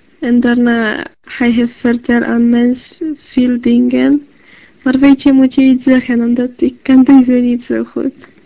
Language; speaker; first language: Dutch; non-native, learner; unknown